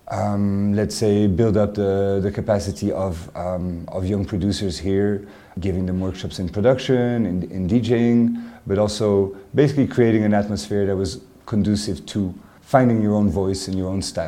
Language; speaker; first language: English; non-native, fluent; French